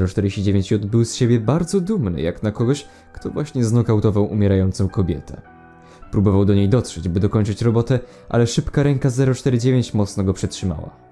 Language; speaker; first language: Polish; native; Polish